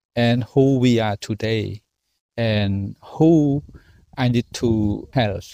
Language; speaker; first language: English; non-native, learner; Khmer